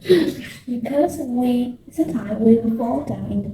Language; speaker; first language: English; non-native, learner; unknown